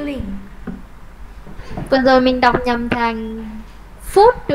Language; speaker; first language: Vietnamese; native; Vietnamese